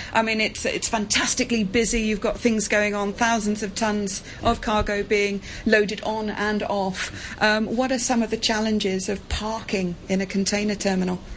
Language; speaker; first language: English; native; English